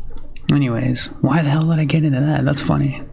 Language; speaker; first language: English; native; English